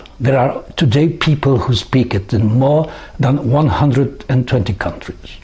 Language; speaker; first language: English; non-native, fluent; French